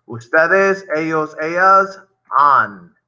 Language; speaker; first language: Spanish; non-native, fluent; English